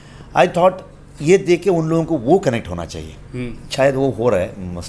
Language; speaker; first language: Hindi; non-native, local second language; Kannada